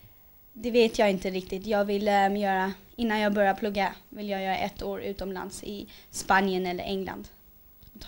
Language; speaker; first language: Swedish; early bilingual, heritage; Swedish